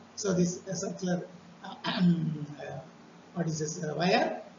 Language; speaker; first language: English; non-native, local second language; Tamil